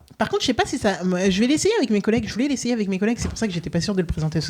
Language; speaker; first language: French; native; French